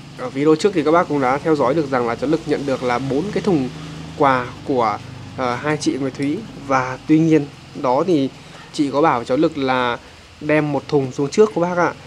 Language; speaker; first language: Vietnamese; native; Vietnamese